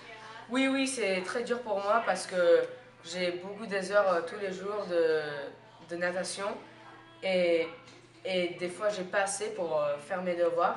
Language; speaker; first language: French; non-native, learner; English